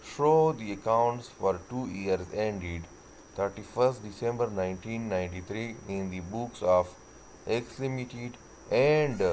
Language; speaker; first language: English; non-native, local second language; Urdu